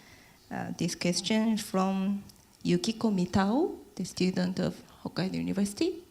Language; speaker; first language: English; non-native, learner; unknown